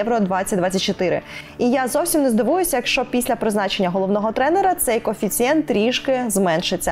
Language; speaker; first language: Ukrainian; native; Ukrainian